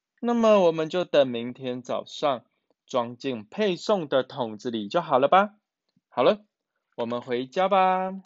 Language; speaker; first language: Chinese; native; Chinese